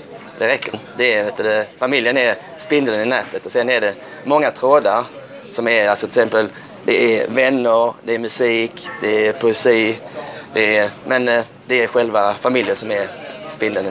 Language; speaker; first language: Swedish; native; Swedish